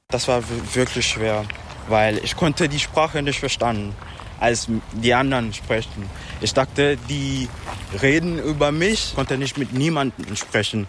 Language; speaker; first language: German; non-native, learner; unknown